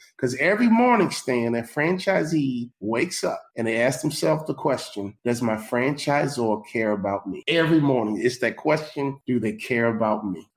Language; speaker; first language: English; native; English